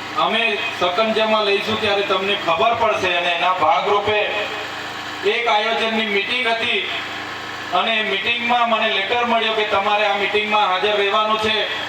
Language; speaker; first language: Gujarati; non-native, local second language; Vasavi